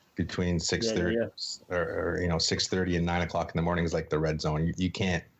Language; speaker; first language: English; native; English